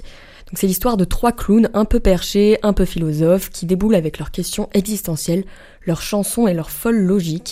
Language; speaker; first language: French; native; French